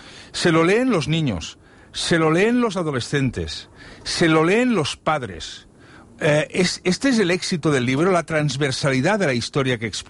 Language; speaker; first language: Spanish; non-native, local second language; Catalan